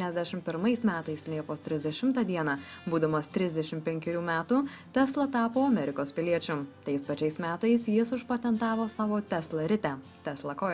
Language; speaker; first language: Lithuanian; native; Lithuanian